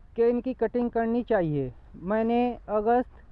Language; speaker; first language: Hindi; native; Hindi